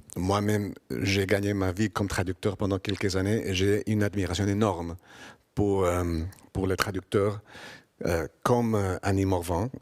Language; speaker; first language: French; non-native, fluent; Spanish